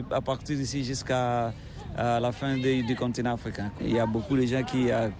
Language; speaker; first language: French; non-native, local second language; Lingala